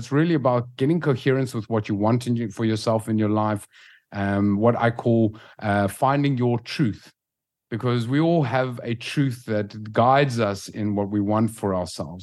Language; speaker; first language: English; native; English